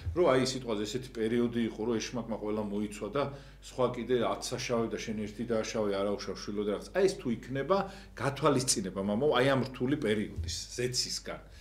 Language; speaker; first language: Georgian; native; Georgian